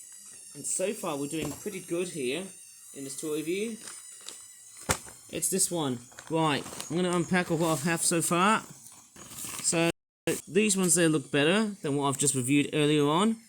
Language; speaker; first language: English; native; English